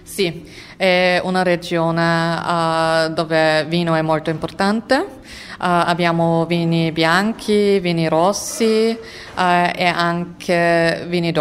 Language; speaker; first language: Italian; non-native, fluent; German